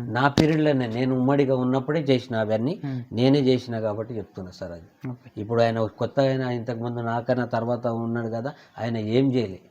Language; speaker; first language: Telugu; non-native, local second language; Lambadi